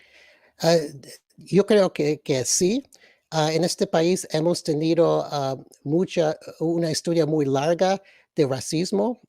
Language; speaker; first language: Spanish; early bilingual, other home language; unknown